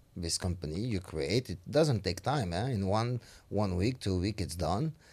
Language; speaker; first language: English; non-native, fluent; French